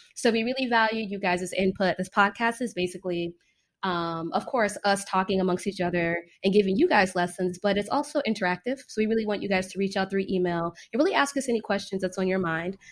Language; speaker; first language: English; native; English